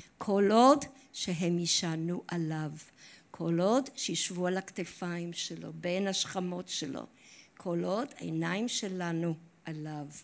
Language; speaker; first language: Hebrew; non-native, fluent; English